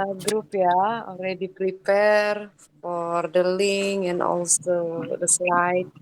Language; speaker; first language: English; non-native, learner; Indonesian